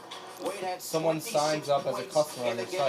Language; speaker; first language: English; native; English